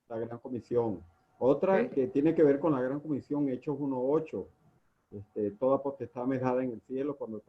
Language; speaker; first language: Spanish; native; Spanish